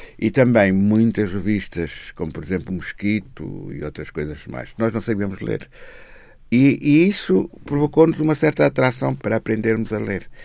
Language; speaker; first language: Portuguese; native; Portuguese